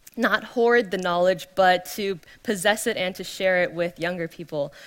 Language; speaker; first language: English; native; English